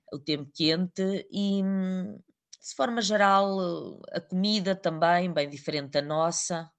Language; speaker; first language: Portuguese; native; Portuguese